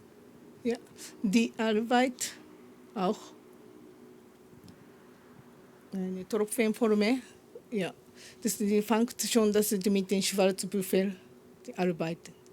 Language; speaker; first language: German; non-native, learner; Japanese